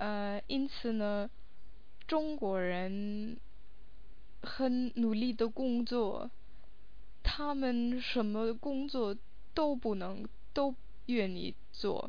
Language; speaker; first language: Chinese; non-native, fluent; English